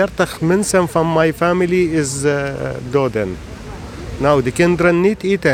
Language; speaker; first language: Dutch; non-native, learner; Arabic